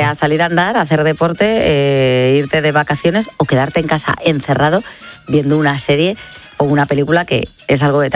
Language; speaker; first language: Spanish; native; Spanish